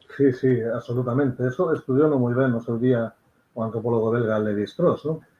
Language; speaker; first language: Spanish; non-native, local second language; Galician